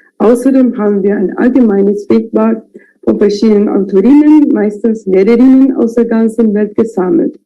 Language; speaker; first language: German; non-native, fluent; Spanish